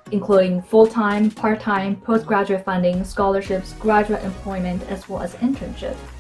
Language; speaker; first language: English; non-native, fluent; Korean